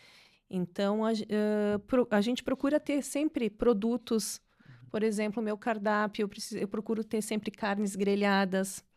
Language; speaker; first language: Portuguese; native; Portuguese